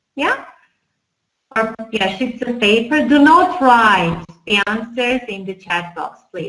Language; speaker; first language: English; non-native, fluent; Armenian